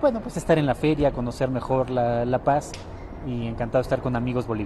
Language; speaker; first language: Spanish; native; Spanish